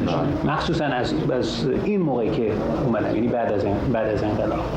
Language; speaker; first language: Persian; non-native, fluent; English